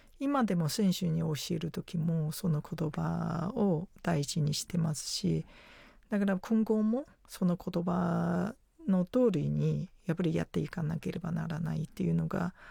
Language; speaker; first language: Japanese; non-native, fluent; Chinese